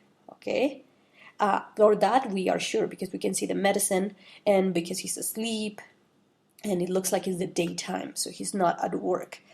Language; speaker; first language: English; non-native, fluent; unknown